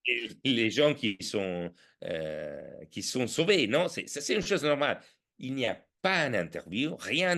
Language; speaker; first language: French; non-native, fluent; Italian